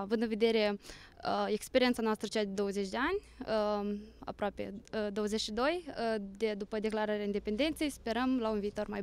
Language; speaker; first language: Romanian; native; Romanian